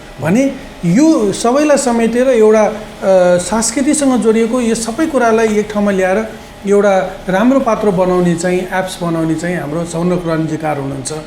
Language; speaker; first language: Nepali; non-native, local second language; Newari